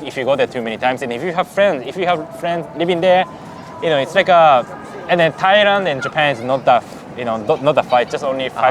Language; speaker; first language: English; non-native, fluent; Japanese